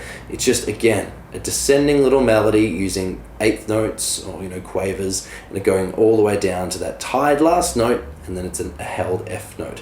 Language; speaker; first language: English; native; English